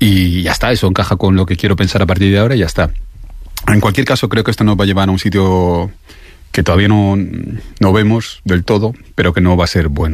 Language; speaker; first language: Spanish; native; Spanish